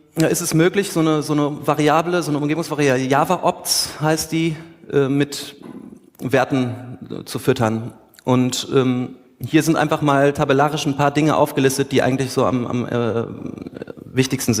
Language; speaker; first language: German; native; German